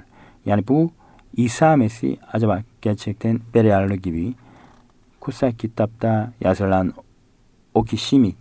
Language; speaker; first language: Turkish; non-native, fluent; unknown